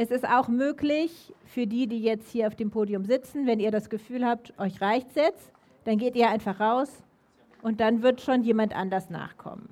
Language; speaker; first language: German; native; German